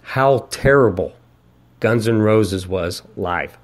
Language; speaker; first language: English; native; English